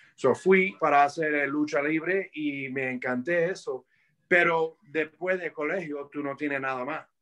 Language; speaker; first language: Spanish; early bilingual, heritage; Spanish